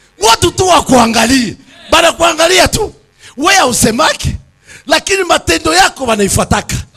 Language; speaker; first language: Swahili; native; Swahili